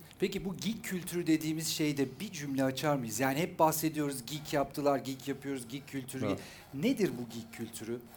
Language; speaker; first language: Turkish; native; Turkish